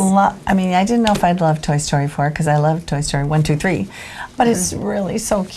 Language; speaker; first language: English; native; English